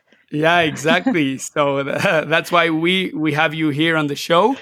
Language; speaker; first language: English; non-native, fluent; Spanish